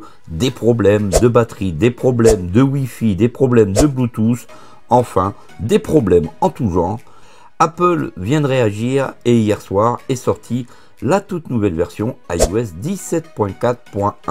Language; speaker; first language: French; native; French